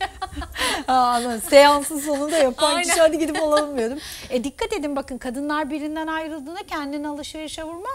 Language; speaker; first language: Turkish; native; Turkish